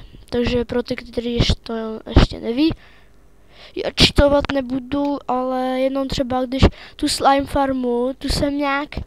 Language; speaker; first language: Czech; native; Czech